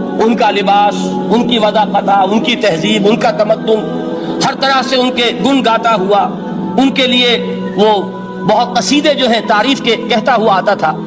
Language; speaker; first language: Urdu; native; Urdu